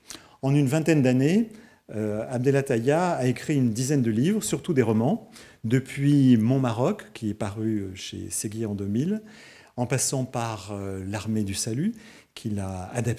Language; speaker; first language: French; native; French